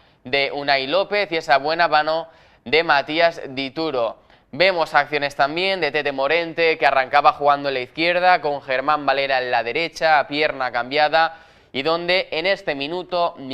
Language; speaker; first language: Spanish; native; Spanish